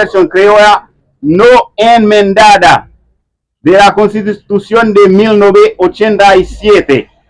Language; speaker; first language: Spanish; non-native, learner; Haitian Creole